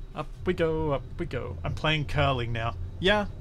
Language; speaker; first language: English; native; English